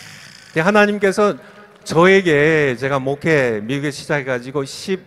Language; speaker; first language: Korean; native; Korean